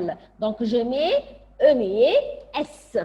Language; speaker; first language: French; non-native, fluent; Arabic